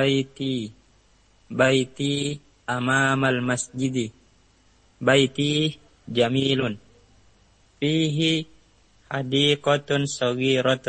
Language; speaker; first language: Arabic; non-native, learner; Indonesian